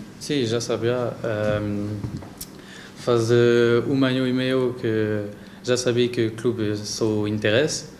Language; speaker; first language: Portuguese; non-native, learner; French